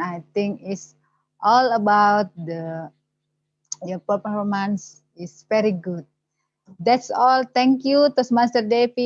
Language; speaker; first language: English; non-native, learner; Indonesian